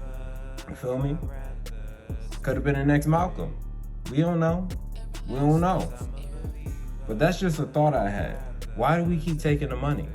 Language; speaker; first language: English; native; English